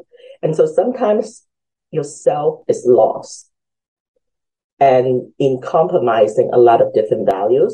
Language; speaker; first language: English; early bilingual, other home language; Cantonese